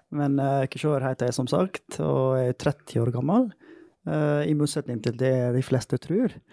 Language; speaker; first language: Norwegian; non-native, fluent; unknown